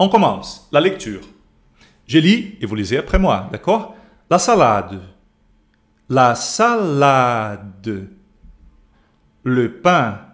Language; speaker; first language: French; non-native, fluent; Portuguese